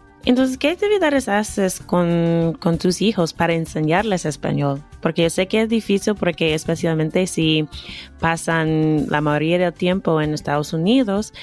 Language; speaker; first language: Spanish; non-native, fluent; English